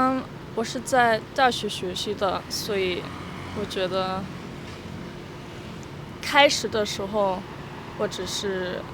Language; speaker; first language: Chinese; non-native, learner; German